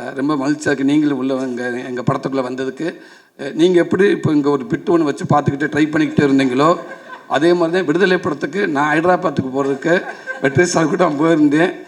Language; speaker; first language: Tamil; native; Tamil